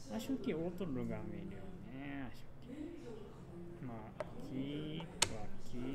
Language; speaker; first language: Portuguese; non-native, learner; Japanese